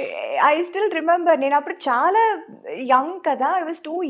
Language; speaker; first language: Telugu; non-native, fluent; Tamil